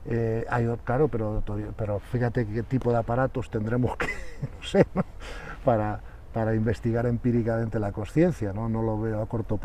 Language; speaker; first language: Spanish; native; Spanish